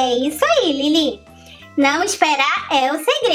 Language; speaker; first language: Portuguese; native; Portuguese